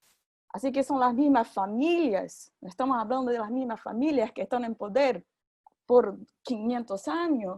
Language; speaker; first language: Spanish; non-native, fluent; Portuguese